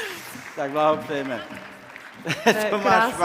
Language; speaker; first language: Czech; native; Czech